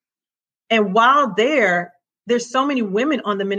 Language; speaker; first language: English; native; English